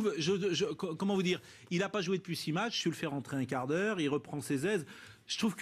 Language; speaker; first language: French; native; French